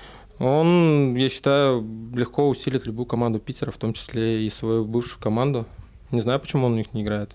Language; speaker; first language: Russian; native; Russian